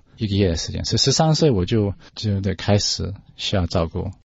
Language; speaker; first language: Chinese; early bilingual, heritage; Chinese